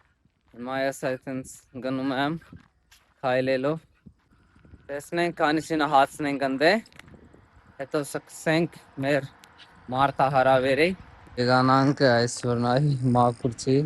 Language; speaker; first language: Armenian; non-native, learner; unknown